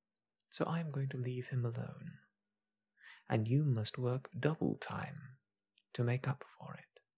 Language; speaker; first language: English; native; English